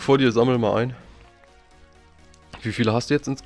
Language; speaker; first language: German; native; German